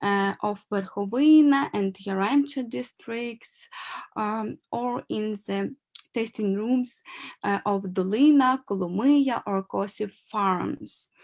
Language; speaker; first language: English; non-native, learner; Ukrainian